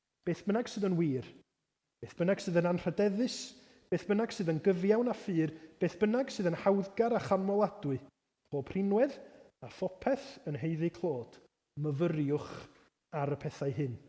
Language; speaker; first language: Welsh; native; Welsh